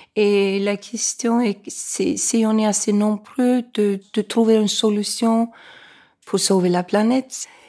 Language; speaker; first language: French; non-native, fluent; Icelandic